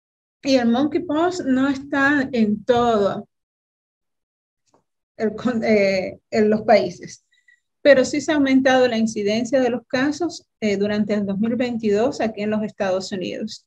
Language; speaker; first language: Spanish; native; Spanish